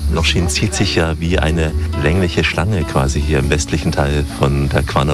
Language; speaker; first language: German; native; German